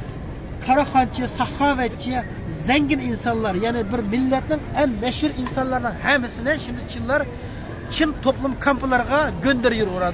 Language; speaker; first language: Turkish; non-native, learner; Uyghur